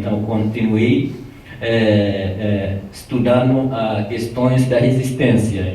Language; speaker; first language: Portuguese; non-native, fluent; Tamasheq